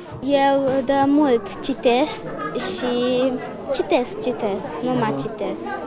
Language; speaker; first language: Romanian; non-native, local second language; Hungarian